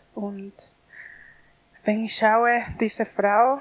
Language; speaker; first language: German; non-native, learner; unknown